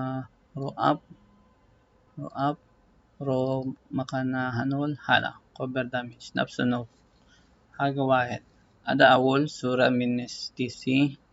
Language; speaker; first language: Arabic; non-native, learner; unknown